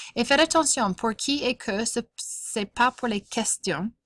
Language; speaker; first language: French; non-native, fluent; English